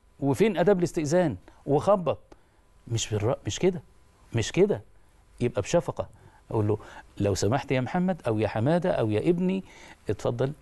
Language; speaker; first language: Arabic; native; Arabic